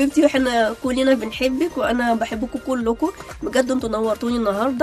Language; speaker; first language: Arabic; native; Arabic